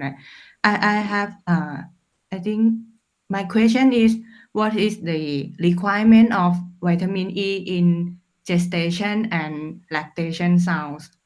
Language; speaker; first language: English; non-native, fluent; Thai